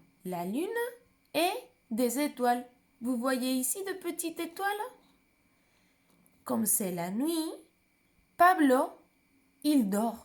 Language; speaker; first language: French; non-native, fluent; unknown